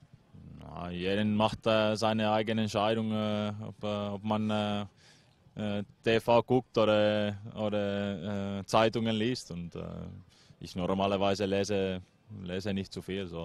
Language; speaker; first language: German; non-native, fluent; Finnish